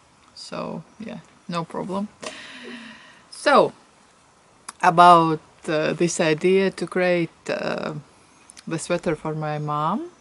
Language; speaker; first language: English; non-native, fluent; Latvian